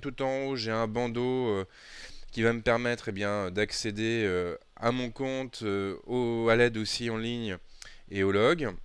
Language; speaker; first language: French; native; French